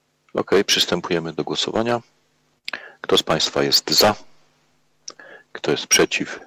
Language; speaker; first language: Polish; native; Polish